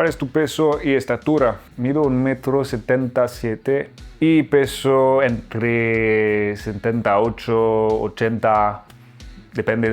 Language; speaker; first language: Spanish; non-native, learner; French